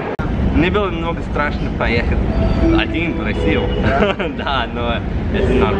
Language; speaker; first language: Russian; non-native, learner; English